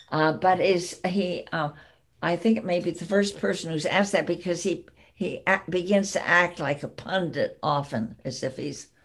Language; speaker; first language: English; native; English